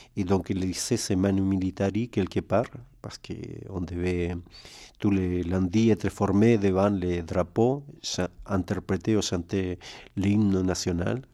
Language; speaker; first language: French; non-native, fluent; Spanish